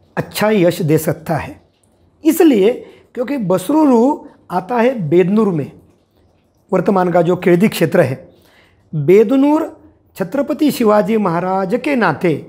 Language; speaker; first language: Hindi; non-native, local second language; Marathi